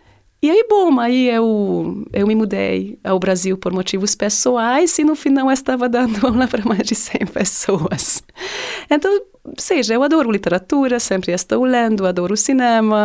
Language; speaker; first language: Portuguese; non-native, fluent; Hungarian